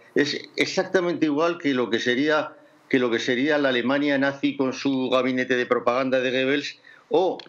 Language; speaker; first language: Spanish; native; Spanish